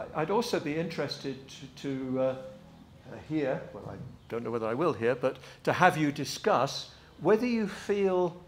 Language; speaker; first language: English; native; English